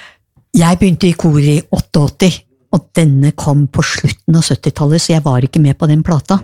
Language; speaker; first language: Norwegian; native; Norwegian